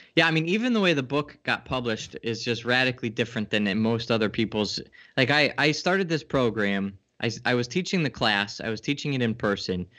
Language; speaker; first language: English; native; English